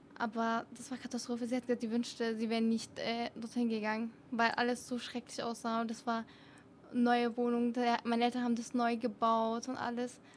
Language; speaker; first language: German; early bilingual, other home language; Arabic